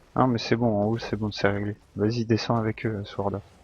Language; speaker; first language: French; native; French